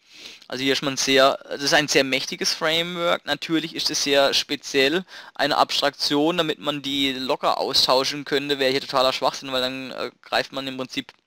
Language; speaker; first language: German; native; German